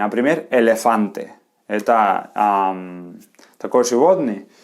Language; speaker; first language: Russian; non-native, fluent; Spanish